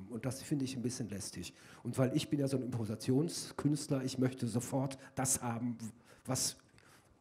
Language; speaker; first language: German; native; German